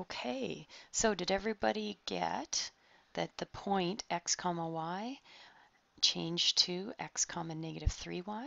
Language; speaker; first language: English; native; English